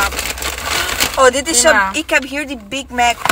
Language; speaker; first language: Dutch; non-native, learner; Italian